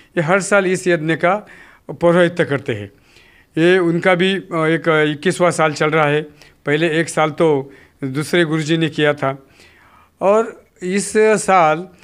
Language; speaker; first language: Hindi; non-native, local second language; Marathi